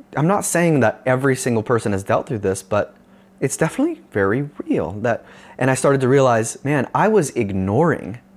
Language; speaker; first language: English; native; English